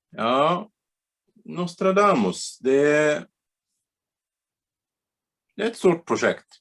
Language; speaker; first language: Swedish; non-native, fluent; Bulgarian